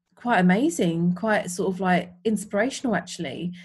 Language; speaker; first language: English; native; English